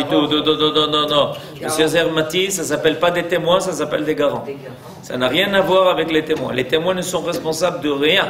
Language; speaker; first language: French; native; French